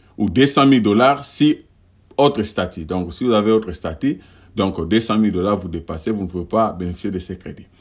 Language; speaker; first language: French; non-native, local second language; Lingala